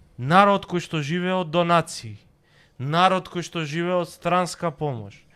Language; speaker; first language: Macedonian; native; Macedonian